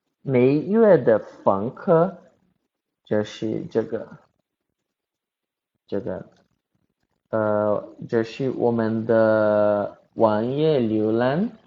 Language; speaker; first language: Chinese; non-native, learner; Portuguese